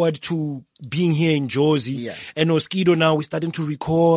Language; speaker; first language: English; non-native, local second language; Tswana